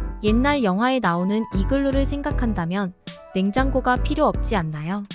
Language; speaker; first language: Korean; native; Korean